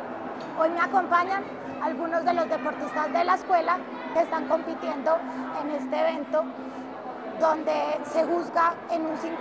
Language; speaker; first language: Spanish; native; Spanish